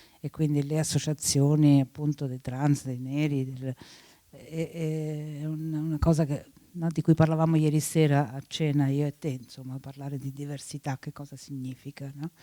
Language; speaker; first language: Italian; early bilingual, other home language; Spanish